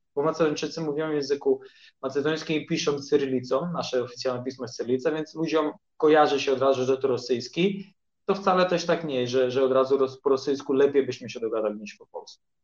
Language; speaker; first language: Polish; early bilingual, heritage; Polish